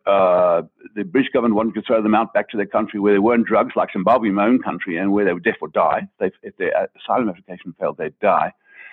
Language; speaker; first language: English; native; English